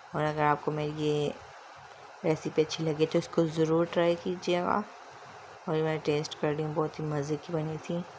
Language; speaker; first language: Urdu; native; Urdu